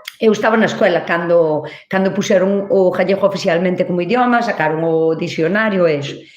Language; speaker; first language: Galician; native; Galician